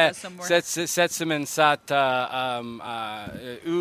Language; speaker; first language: Finnish; non-native, learner; English